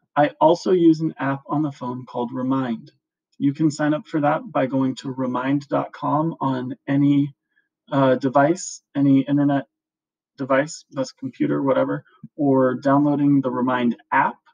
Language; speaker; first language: English; native; English